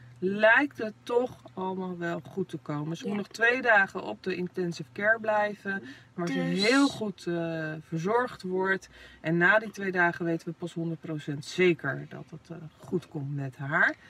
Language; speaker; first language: Dutch; native; Dutch